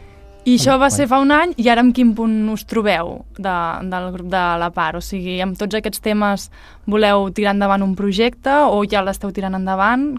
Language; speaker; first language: Catalan; native; Catalan